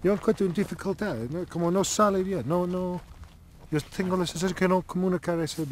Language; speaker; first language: Spanish; non-native, learner; English